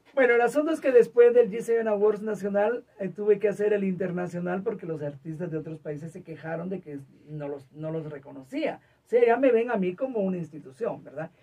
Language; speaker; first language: Spanish; native; Spanish